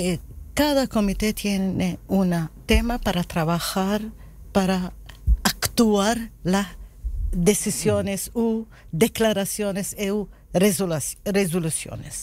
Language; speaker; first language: Spanish; non-native, learner; Arabic